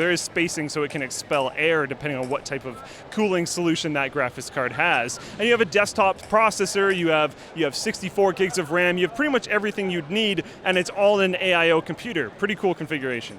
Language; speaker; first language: English; native; English